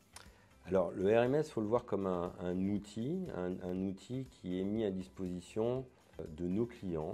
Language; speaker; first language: French; native; French